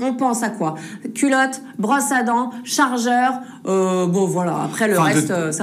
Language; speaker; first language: French; native; French